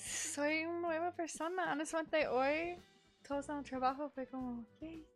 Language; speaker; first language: Spanish; non-native, learner; English